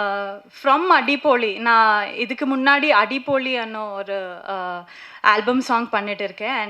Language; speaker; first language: Tamil; non-native, learner; Kannada